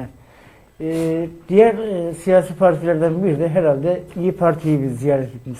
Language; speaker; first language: Turkish; native; Turkish